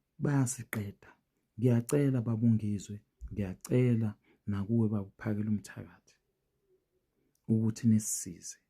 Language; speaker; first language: Zulu; native; Zulu